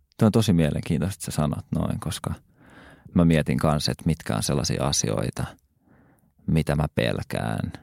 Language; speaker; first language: Finnish; native; Finnish